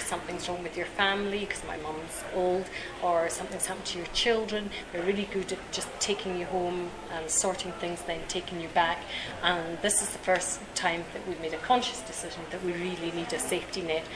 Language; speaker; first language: English; native; English